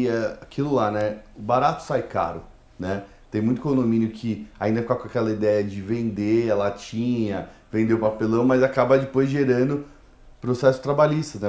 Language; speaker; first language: Portuguese; native; Portuguese